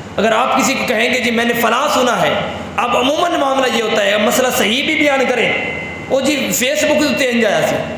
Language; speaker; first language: Urdu; non-native, local second language; Punjabi